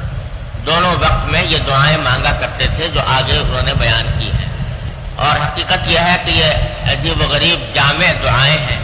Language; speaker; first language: Urdu; native; Urdu